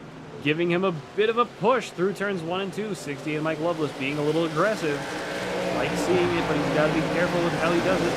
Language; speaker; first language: English; native; English